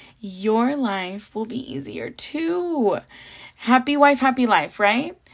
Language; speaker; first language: English; early bilingual, other home language; Spanish